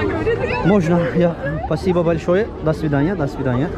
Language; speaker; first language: Russian; non-native, learner; Turkish